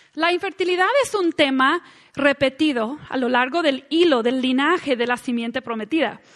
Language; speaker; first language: Spanish; non-native, fluent; English